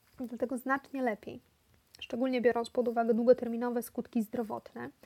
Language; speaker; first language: Polish; native; Polish